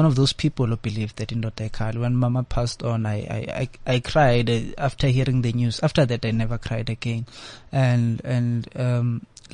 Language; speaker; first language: English; non-native, local second language; Xhosa